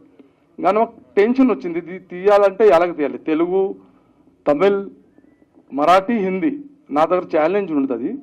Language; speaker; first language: Telugu; early bilingual, heritage; Telugu